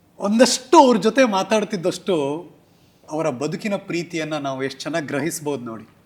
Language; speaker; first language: Kannada; native; Kannada